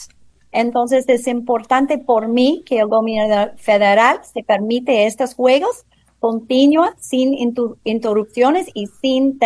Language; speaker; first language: Spanish; non-native, fluent; English